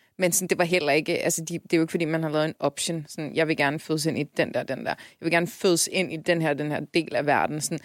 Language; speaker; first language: Danish; early bilingual, other home language; Turkish